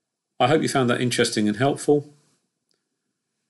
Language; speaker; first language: English; native; English